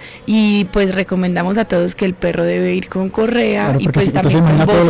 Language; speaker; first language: Spanish; native; Spanish